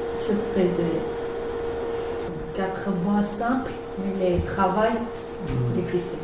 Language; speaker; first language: French; non-native, learner; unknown